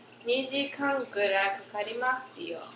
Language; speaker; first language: Japanese; non-native, learner; English